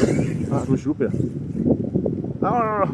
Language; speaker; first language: French; native; French